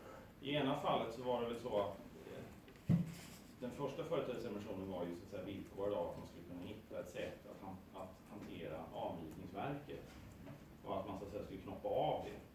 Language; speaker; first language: Swedish; native; Swedish